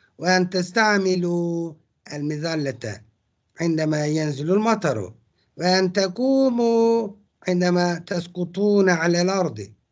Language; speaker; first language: Arabic; non-native, fluent; Turkish